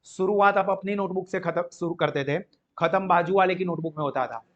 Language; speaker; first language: Hindi; non-native, local second language; Gujarati